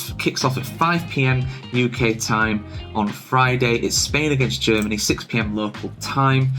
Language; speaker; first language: English; native; English